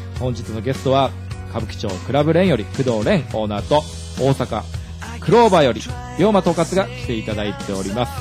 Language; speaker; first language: Japanese; native; Japanese